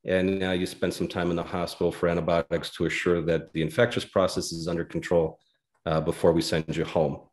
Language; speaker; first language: English; native; English